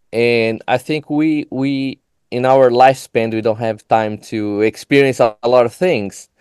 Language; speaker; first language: English; non-native, fluent; Portuguese